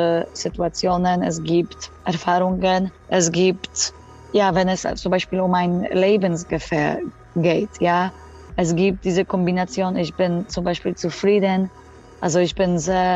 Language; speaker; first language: German; non-native, fluent; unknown